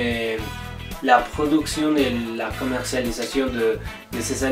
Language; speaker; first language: French; non-native, learner; Spanish